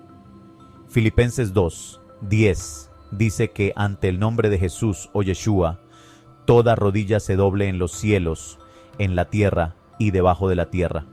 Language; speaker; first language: Spanish; native; Spanish